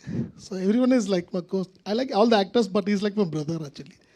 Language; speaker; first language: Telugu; non-native, local second language; Tamil